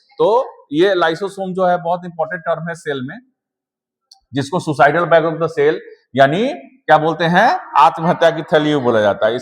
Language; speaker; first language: Hindi; native; Hindi